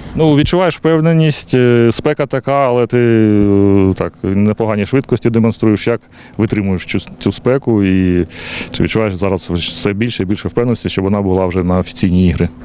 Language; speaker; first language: Ukrainian; native; Ukrainian